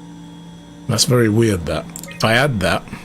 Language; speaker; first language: English; native; English